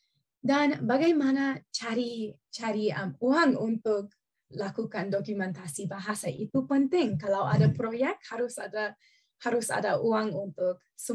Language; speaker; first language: Indonesian; non-native, learner; English